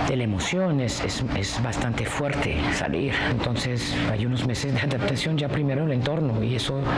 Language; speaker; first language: Spanish; non-native, fluent; French